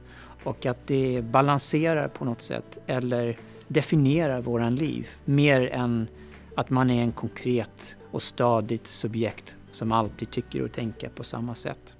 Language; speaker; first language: Swedish; non-native, fluent; English